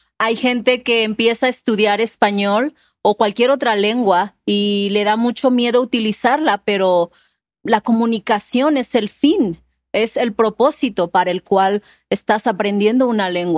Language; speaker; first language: Spanish; native; Spanish